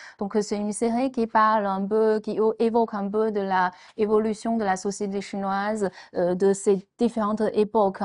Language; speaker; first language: French; non-native, fluent; Chinese